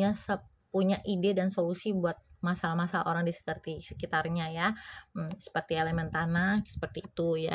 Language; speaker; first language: Indonesian; native; Indonesian